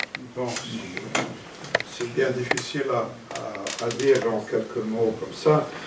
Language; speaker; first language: French; non-native, fluent; Romanian